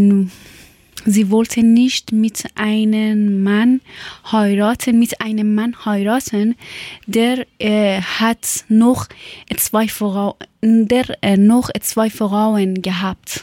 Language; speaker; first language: German; non-native, learner; Persian